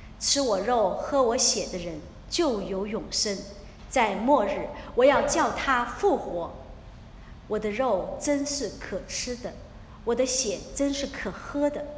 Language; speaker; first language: Chinese; non-native, local second language; Cantonese